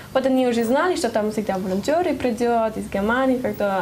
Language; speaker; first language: Russian; non-native, learner; German